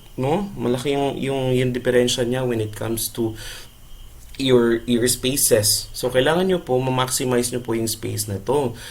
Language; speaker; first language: Filipino; non-native, local second language; Cebuano